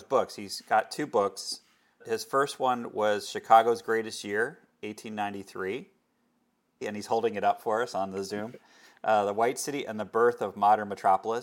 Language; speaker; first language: English; native; English